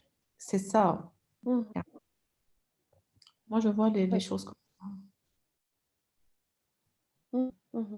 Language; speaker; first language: French; non-native, local second language; Arabic